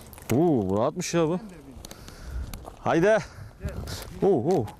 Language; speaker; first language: Turkish; native; Turkish